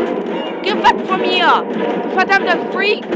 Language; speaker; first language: German; non-native, learner; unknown